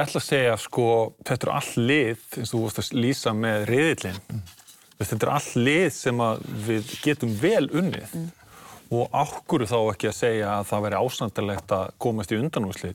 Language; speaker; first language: Icelandic; native; Icelandic